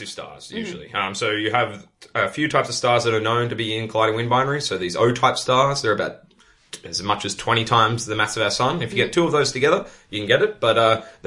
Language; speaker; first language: English; native; English